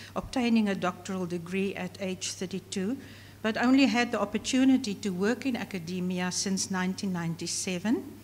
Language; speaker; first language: English; non-native, local second language; Afrikaans